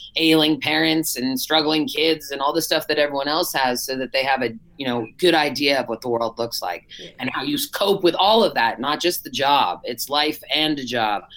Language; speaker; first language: English; native; English